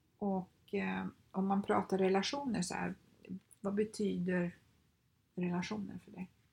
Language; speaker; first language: Swedish; native; Swedish